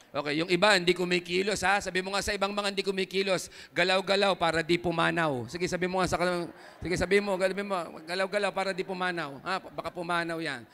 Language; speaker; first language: Filipino; native; Filipino